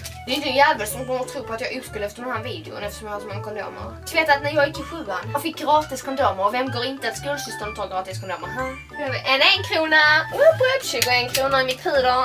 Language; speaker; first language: Swedish; native; Swedish